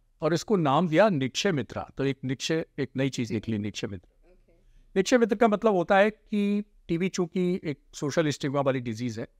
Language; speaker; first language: Hindi; native; Hindi